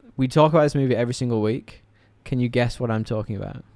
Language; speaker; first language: English; native; English